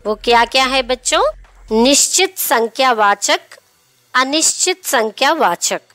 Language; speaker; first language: Hindi; non-native, local second language; Telugu